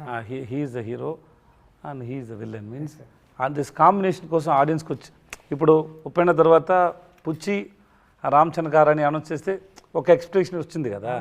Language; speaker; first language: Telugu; non-native, learner; Tamil